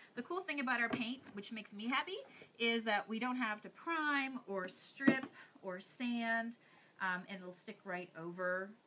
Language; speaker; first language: English; native; English